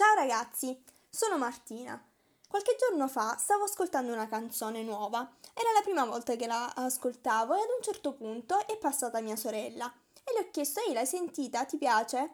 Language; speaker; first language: Italian; native; Italian